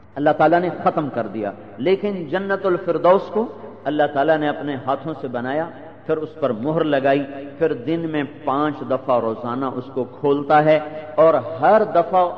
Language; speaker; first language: Urdu; non-native, local second language; Punjabi